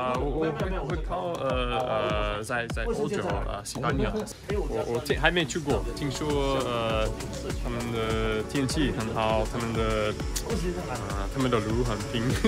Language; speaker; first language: Chinese; non-native, fluent; English